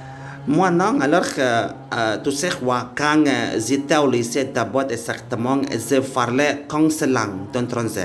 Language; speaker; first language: French; non-native, learner; Indonesian